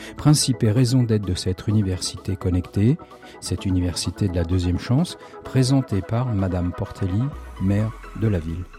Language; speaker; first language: French; native; French